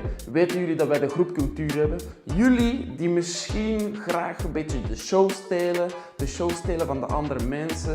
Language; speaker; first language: Dutch; non-native, fluent; Portuguese